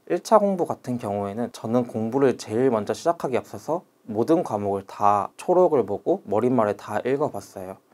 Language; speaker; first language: Korean; native; Korean